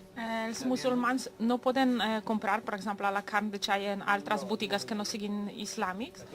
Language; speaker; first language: Catalan; non-native, fluent; Polish